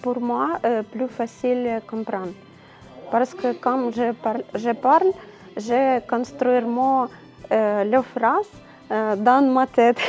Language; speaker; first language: French; non-native, learner; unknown